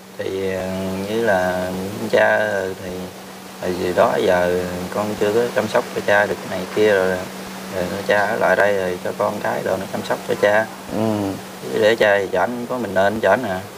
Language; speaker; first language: Vietnamese; native; Vietnamese